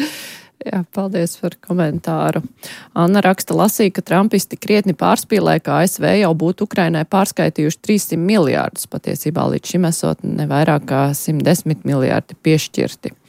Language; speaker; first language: Latvian; native; Latvian